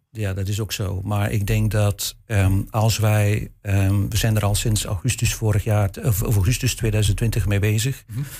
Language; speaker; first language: Dutch; native; Dutch